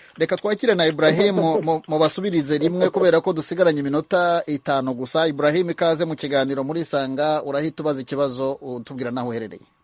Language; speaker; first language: Kinyarwanda; native; Kinyarwanda